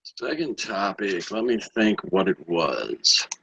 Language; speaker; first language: English; native; English